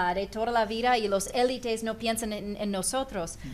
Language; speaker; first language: Spanish; non-native, fluent; English